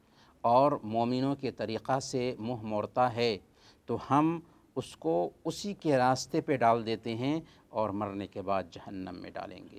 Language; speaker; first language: Urdu; native; Urdu